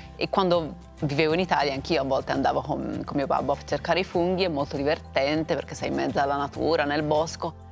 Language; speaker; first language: Italian; native; Italian